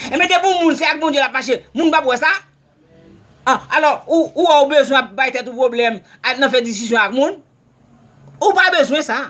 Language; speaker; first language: Haitian Creole; native; Haitian Creole